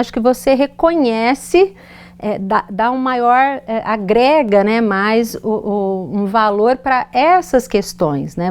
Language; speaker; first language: Portuguese; native; Portuguese